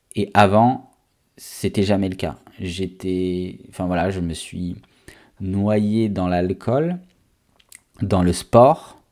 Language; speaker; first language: French; native; French